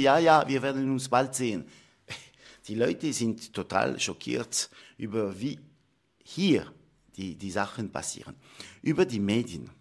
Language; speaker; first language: German; non-native, local second language; French